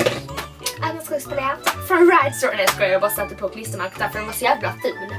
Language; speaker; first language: Swedish; native; Swedish